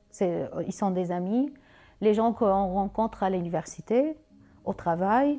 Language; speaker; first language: French; non-native, learner; Arabic